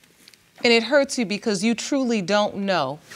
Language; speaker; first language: English; native; English